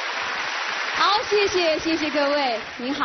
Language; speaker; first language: Chinese; native; Chinese